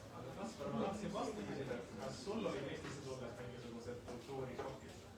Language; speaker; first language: Estonian; native; Estonian